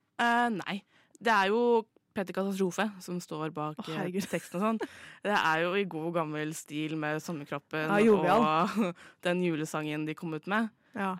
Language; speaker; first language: Norwegian; native; Norwegian